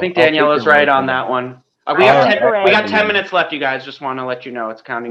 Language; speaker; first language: English; native; English